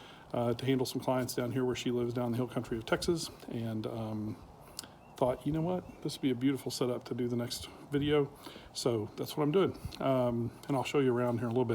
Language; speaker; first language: English; native; English